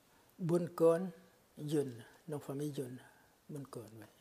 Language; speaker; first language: French; non-native, fluent; Khmer